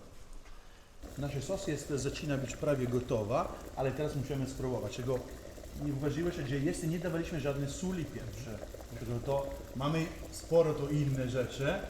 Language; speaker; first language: Polish; non-native, learner; Italian